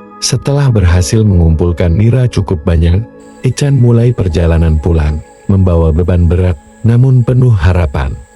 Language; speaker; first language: Indonesian; native; Indonesian